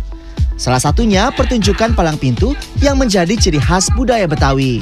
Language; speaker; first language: Indonesian; native; Indonesian